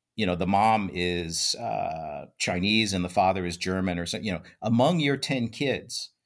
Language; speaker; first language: English; native; English